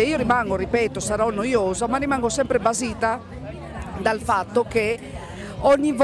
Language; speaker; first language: Italian; native; Italian